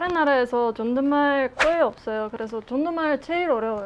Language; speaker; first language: Korean; non-native, learner; English